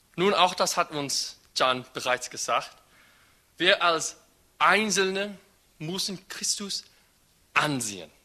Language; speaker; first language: German; non-native, fluent; English